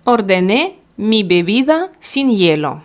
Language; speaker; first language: Spanish; non-native, fluent; Russian